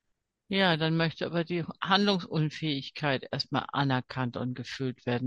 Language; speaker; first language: German; native; German